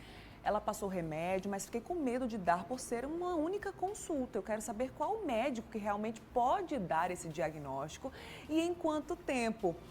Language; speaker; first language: Portuguese; native; Portuguese